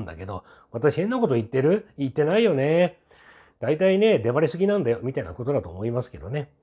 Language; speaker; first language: Japanese; native; Japanese